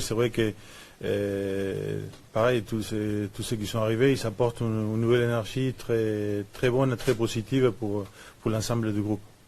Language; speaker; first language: French; non-native, fluent; Spanish